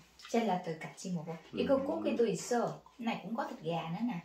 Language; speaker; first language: Korean; non-native, learner; Vietnamese